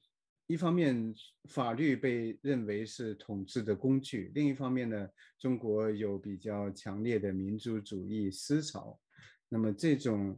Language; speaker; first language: Chinese; native; Chinese